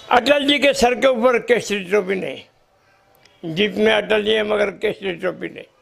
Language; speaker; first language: Hindi; non-native, local second language; Sindhi